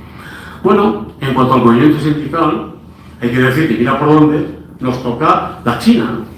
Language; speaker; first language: Spanish; native; Spanish